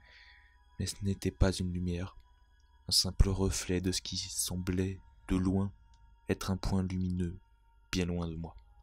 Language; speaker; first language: French; native; French